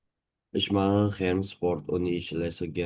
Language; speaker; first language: German; non-native, learner; Indonesian